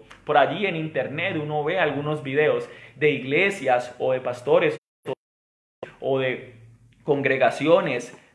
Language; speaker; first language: Spanish; native; Spanish